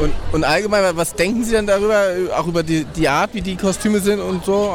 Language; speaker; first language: German; native; German